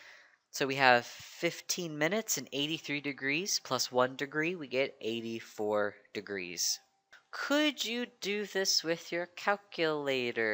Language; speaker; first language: English; native; English